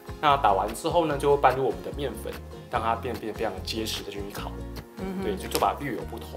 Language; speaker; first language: Chinese; native; Chinese